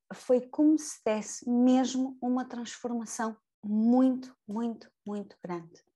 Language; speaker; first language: Portuguese; native; Portuguese